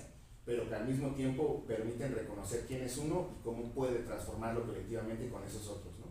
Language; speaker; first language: Spanish; native; Spanish